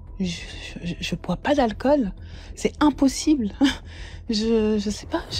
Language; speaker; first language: French; native; French